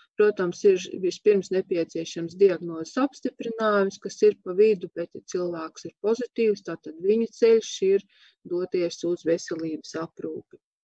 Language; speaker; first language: Latvian; native; Latvian